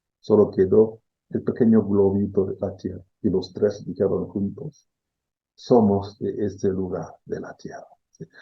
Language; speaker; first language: Spanish; non-native, fluent; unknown